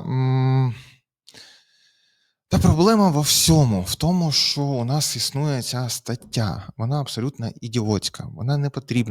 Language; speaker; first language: Ukrainian; native; Ukrainian